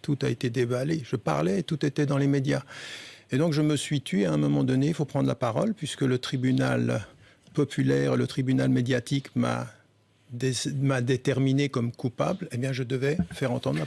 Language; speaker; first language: French; early bilingual, other home language; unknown